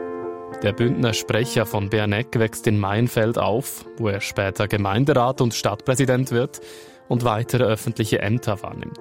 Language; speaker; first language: German; native; German